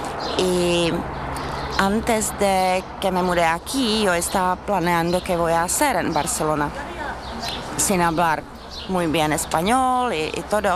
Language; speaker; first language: Spanish; non-native, fluent; Czech